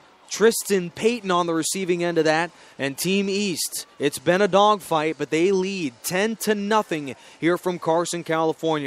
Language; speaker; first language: English; native; English